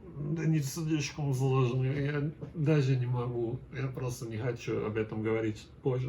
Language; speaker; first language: Russian; non-native, learner; Portuguese